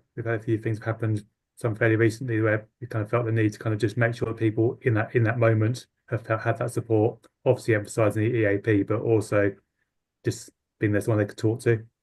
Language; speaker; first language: English; native; English